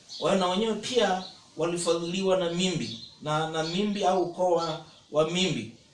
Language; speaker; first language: Swahili; non-native, local second language; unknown